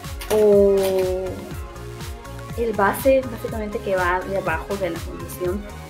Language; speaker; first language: Spanish; early bilingual, heritage; Spanish